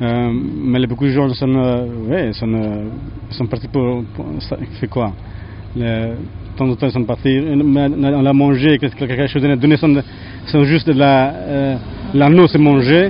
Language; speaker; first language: French; non-native, learner; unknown